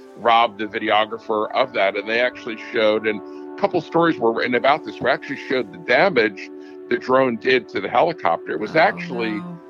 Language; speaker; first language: English; native; English